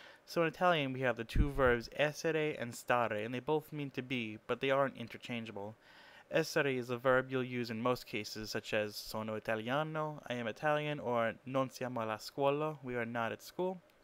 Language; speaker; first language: English; native; English